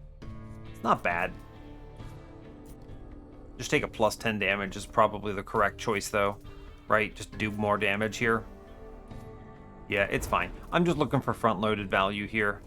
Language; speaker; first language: English; native; English